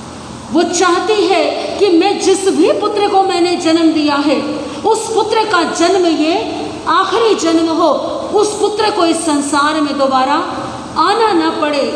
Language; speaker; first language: Hindi; native; Hindi